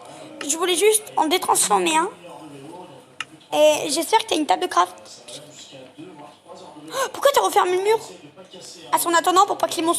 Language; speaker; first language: French; native; French